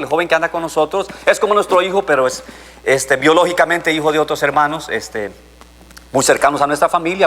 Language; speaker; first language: Spanish; native; Spanish